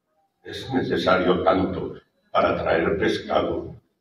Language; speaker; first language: Spanish; native; Spanish